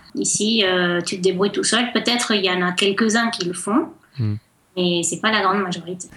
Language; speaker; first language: French; non-native, fluent; Spanish